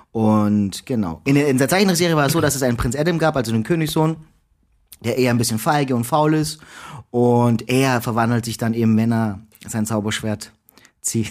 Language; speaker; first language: German; early bilingual, other home language; Romanian